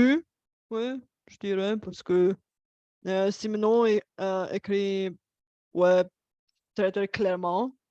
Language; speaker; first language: French; non-native, fluent; Bulgarian